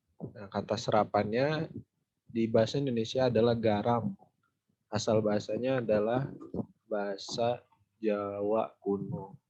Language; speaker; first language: Indonesian; native; Indonesian